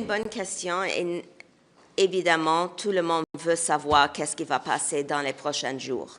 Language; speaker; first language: French; non-native, fluent; English